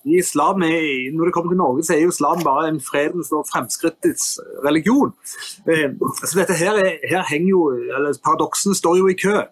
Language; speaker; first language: Norwegian; native; Norwegian